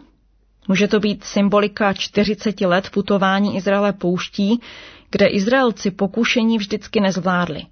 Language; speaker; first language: Czech; native; Czech